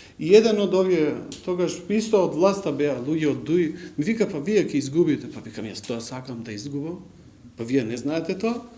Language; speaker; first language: Macedonian; non-native, local second language; Albanian